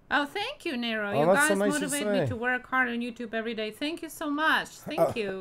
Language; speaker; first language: English; non-native, fluent; Latvian